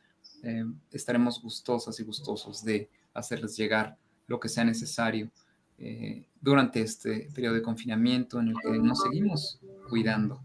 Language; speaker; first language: Spanish; native; Spanish